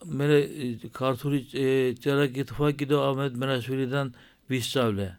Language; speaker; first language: Georgian; early bilingual, heritage; Georgian